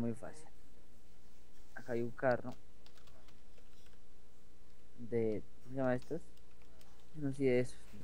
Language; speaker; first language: Spanish; native; Spanish